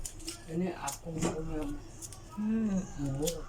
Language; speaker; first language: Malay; non-native, local second language; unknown